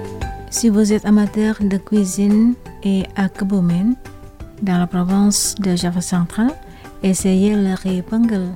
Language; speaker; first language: French; non-native, fluent; Indonesian